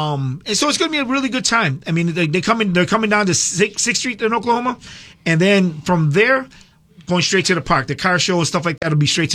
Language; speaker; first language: English; native; English